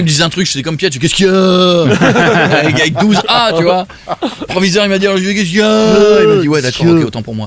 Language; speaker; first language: French; native; French